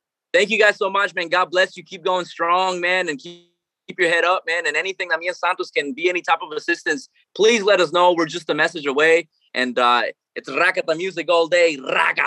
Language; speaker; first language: English; early bilingual, other home language; Spanish